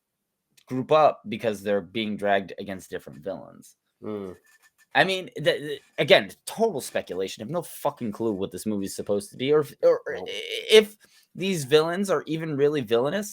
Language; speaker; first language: English; native; English